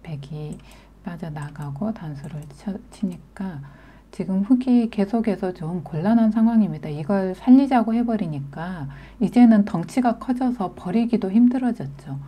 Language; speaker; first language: Korean; native; Korean